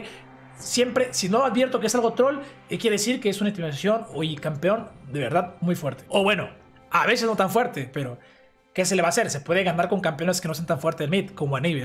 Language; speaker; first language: Spanish; native; Spanish